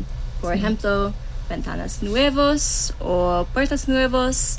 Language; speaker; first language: Spanish; non-native, learner; English